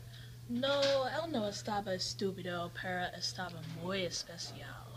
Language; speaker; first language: Spanish; non-native, learner; English